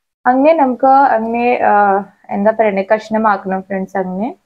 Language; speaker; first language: Malayalam; non-native, learner; Hindi